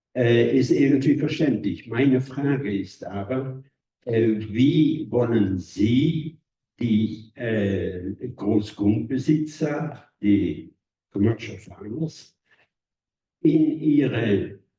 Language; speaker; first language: German; non-native, fluent; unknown